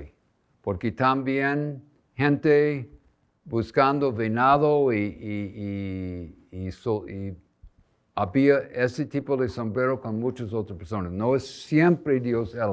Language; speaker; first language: Spanish; non-native, fluent; English